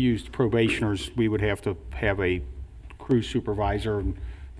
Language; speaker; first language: English; native; English